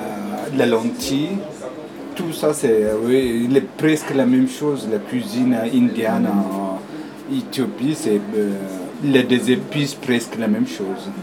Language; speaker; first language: French; non-native, learner; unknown